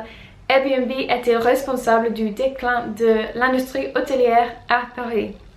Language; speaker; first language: French; non-native, fluent; English